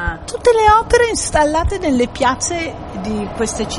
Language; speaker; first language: Italian; native; Italian